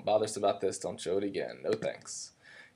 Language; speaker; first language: English; native; English